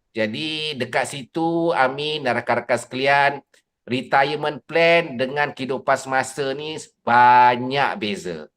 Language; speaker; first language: Malay; native; Malay